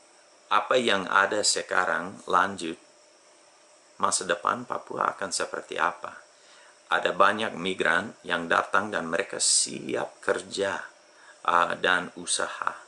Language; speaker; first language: Indonesian; non-native, fluent; English